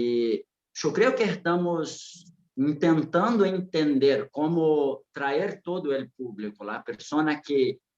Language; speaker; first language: Spanish; non-native, fluent; Portuguese